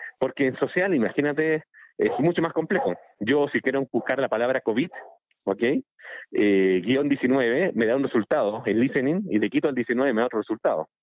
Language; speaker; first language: Spanish; native; Spanish